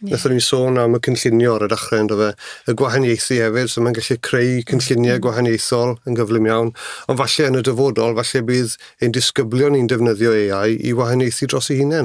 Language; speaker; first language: Welsh; native; Welsh